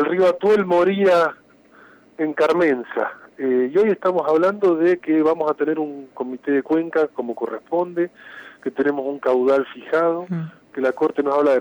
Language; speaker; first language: Spanish; native; Spanish